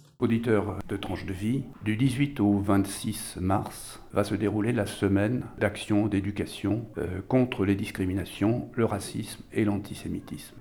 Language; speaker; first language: French; native; French